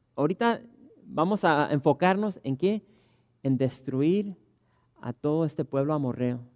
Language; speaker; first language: Spanish; early bilingual, heritage; Spanish